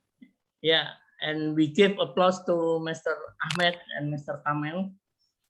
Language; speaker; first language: English; non-native, learner; Indonesian